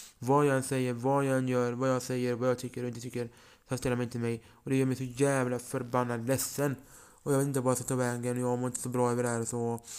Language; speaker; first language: Swedish; early bilingual, other home language; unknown